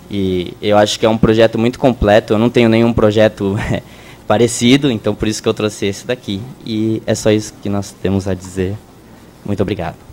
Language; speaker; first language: Portuguese; native; Portuguese